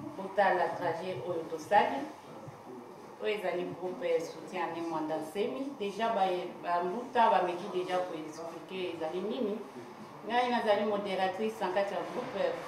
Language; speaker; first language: Lingala; non-native, local second language; Kongo